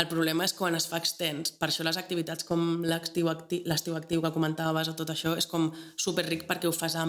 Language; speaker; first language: Catalan; native; Catalan